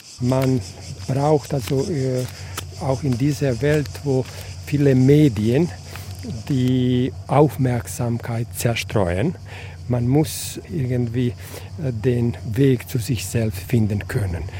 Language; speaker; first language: German; non-native, fluent; Croatian